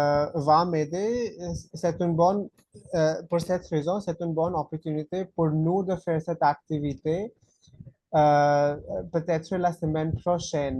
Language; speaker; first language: French; non-native, fluent; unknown